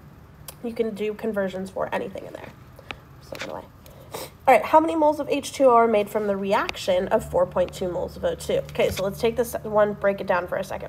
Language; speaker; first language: English; native; English